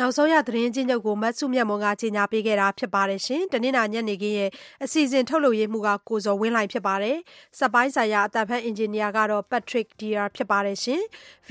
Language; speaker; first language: Burmese; native; Burmese